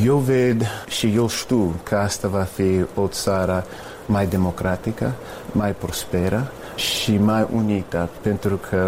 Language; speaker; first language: Romanian; non-native, fluent; English